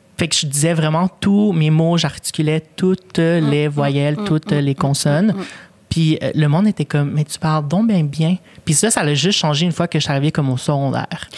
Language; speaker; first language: French; early bilingual, other home language; Spanish